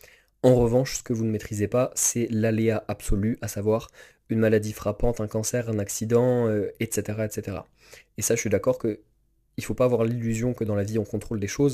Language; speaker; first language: French; native; French